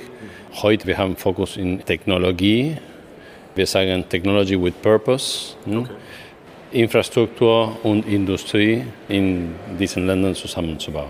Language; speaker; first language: German; non-native, fluent; Spanish